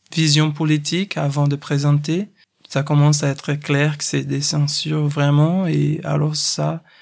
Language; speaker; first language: French; non-native, fluent; Portuguese